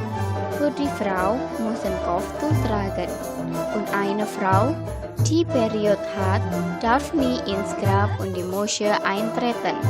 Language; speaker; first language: German; non-native, learner; Indonesian